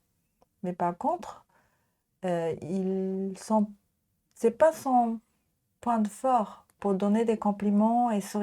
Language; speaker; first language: French; non-native, learner; Japanese